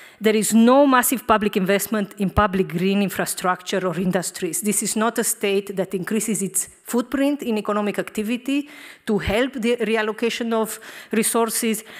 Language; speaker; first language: English; non-native, fluent; Romanian